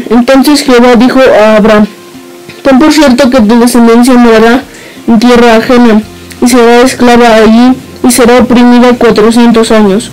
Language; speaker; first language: Spanish; native; Spanish